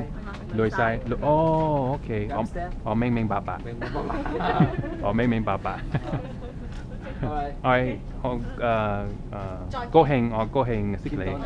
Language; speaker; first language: Cantonese; non-native, learner; English